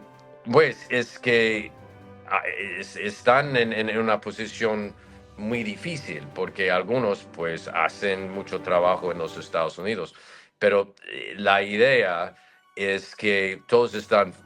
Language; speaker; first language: Spanish; non-native, fluent; English